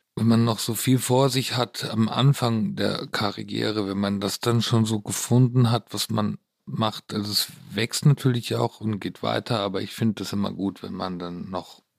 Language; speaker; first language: German; native; German